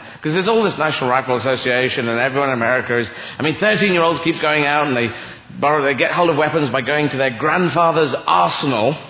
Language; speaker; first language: English; native; English